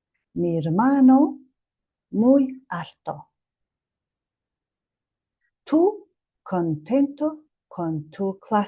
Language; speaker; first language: Spanish; non-native, fluent; Mongolian